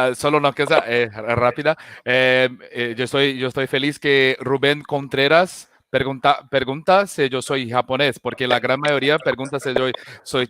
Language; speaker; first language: Spanish; non-native, fluent; Portuguese